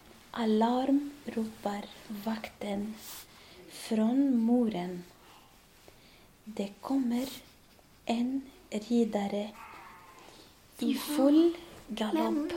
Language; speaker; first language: Swedish; non-native, learner; Arabic